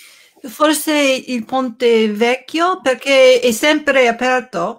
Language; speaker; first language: Italian; non-native, learner; English